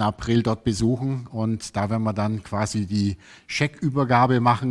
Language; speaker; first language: German; native; German